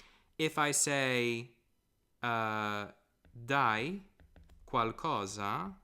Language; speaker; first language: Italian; non-native, fluent; English